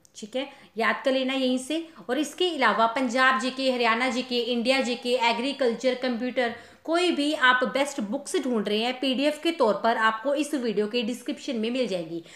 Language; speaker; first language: Hindi; non-native, local second language; Punjabi